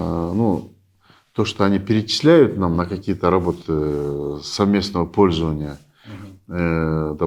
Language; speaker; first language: Russian; non-native, local second language; Kyrgyz